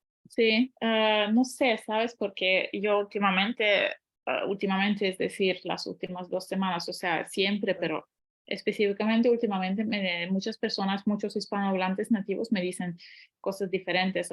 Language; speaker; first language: Spanish; non-native, fluent; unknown